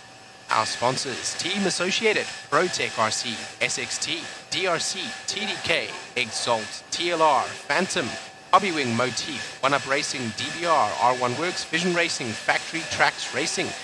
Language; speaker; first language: English; native; English